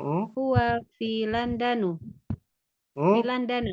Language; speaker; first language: Arabic; non-native, learner; Indonesian